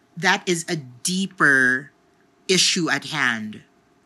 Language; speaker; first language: English; non-native, local second language; Filipino